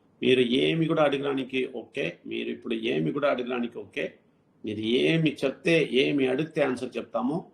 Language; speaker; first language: Telugu; non-native, learner; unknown